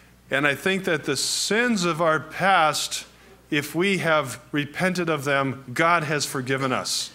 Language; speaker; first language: English; native; English